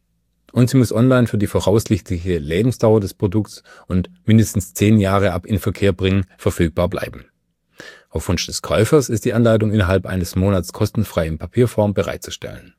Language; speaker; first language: German; native; German